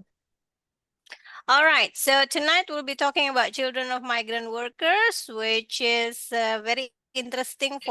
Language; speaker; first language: English; non-native, fluent; Indonesian